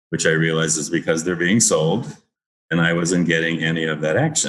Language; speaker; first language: English; native; English